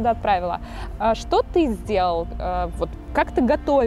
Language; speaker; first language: Russian; native; Russian